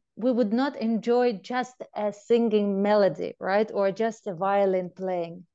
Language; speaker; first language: English; non-native, fluent; Russian